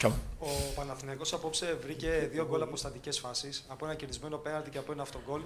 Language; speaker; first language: Greek; native; Greek